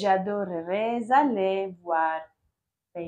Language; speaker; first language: French; non-native, learner; Spanish